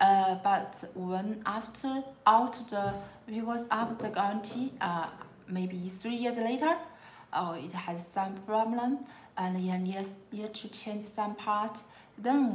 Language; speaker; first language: English; non-native, learner; Chinese